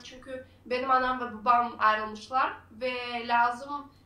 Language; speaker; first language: Turkish; non-native, fluent; Bulgarian